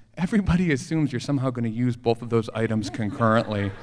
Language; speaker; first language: English; native; English